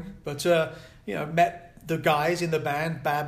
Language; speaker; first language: English; native; English